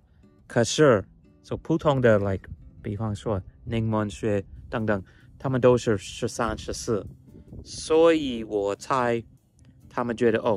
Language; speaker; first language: Chinese; non-native, fluent; English